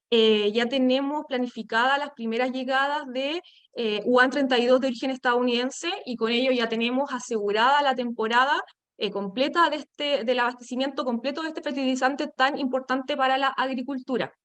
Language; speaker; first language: Spanish; native; Spanish